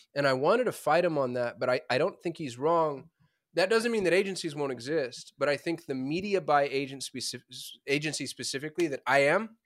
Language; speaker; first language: English; early bilingual, other home language; Urdu